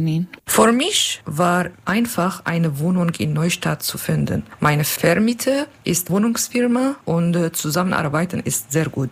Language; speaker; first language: German; non-native, learner; Arabic